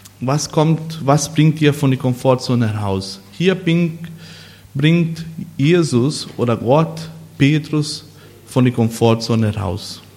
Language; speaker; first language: German; non-native, learner; Portuguese